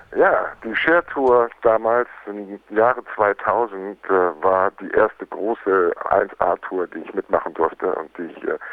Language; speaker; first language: German; native; German